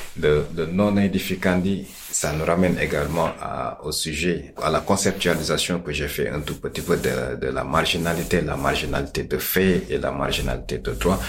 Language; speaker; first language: French; non-native, local second language; Wolof